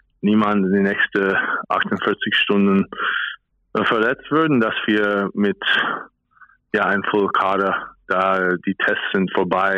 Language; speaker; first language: German; non-native, fluent; English